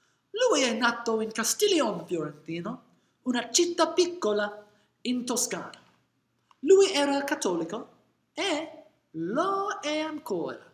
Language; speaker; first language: Italian; non-native, learner; English